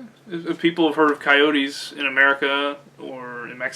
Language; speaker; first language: English; native; English